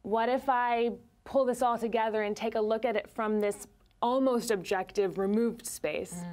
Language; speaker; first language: English; native; English